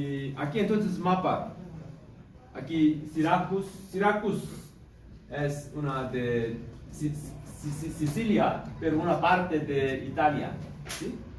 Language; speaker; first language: Spanish; non-native, learner; Korean